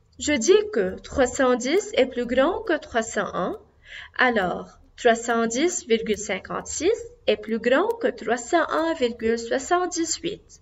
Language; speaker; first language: French; non-native, local second language; Arabic